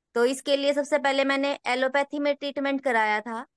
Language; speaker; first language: Hindi; native; Hindi